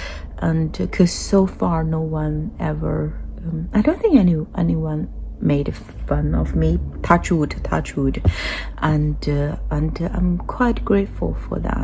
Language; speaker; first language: English; non-native, fluent; Chinese